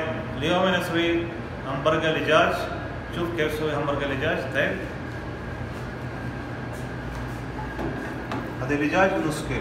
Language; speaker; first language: Arabic; non-native, learner; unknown